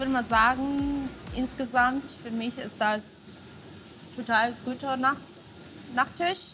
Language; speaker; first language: German; non-native, fluent; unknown